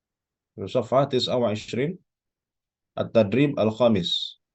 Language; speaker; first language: Arabic; non-native, fluent; Indonesian